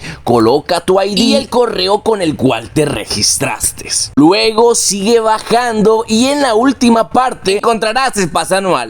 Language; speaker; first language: Spanish; native; Spanish